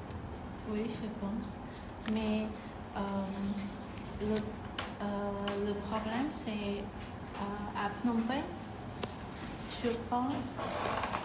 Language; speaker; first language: French; non-native, learner; Khmer